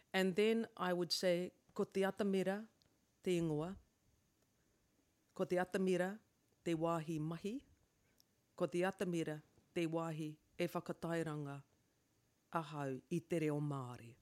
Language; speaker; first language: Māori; non-native, local second language; English